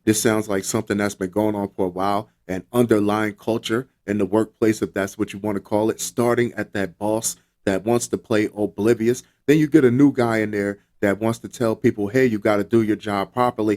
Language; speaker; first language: English; native; English